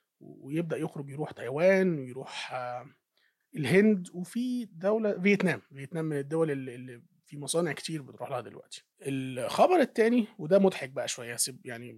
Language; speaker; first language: Arabic; native; Arabic